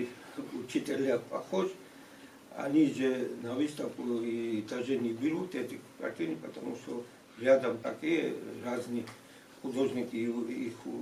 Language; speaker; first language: Russian; non-native, fluent; Georgian